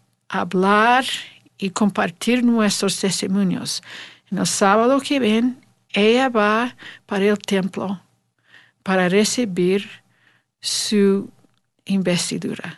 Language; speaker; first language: Spanish; non-native, learner; English